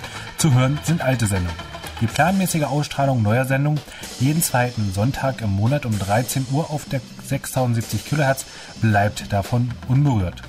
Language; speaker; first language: German; native; German